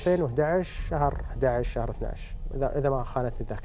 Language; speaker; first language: Arabic; native; Arabic